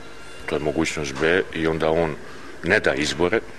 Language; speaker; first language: Serbian; native; Serbian